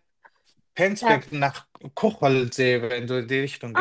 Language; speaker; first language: German; non-native, fluent; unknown